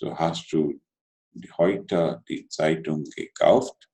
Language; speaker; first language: German; non-native, fluent; Telugu